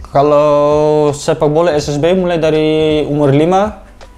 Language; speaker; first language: Indonesian; non-native, fluent; Dutch